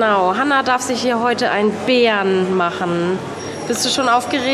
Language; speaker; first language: German; native; German